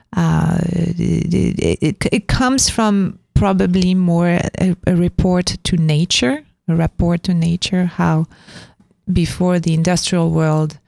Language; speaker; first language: English; non-native, fluent; French